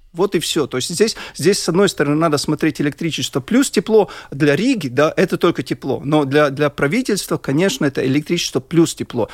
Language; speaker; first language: Russian; non-native, local second language; Latvian